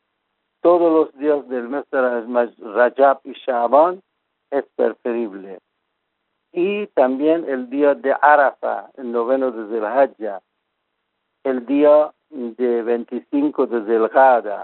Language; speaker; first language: Spanish; non-native, fluent; Persian